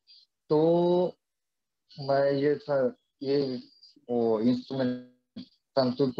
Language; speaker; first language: Hindi; non-native, fluent; Japanese